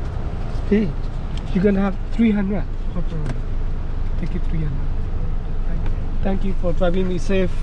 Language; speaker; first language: English; non-native, learner; Burmese